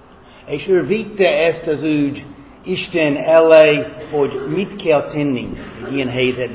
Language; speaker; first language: Hungarian; non-native, fluent; German